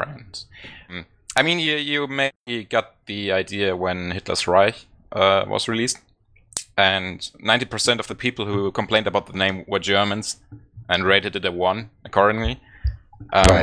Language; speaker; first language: English; non-native, fluent; German